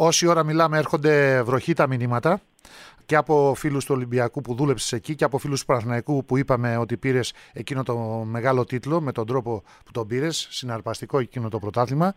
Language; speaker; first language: Greek; native; Greek